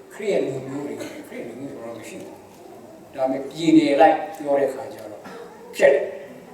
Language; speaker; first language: Burmese; non-native, local second language; Hakha Chin